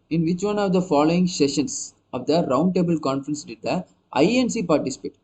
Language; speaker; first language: English; non-native, local second language; Tamil